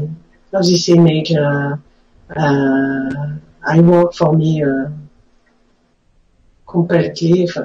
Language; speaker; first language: English; non-native, learner; French